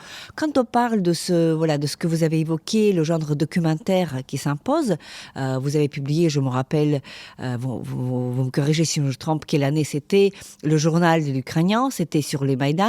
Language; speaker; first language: French; non-native, fluent; Ukrainian